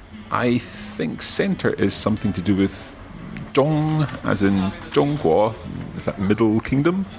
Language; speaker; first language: English; native; English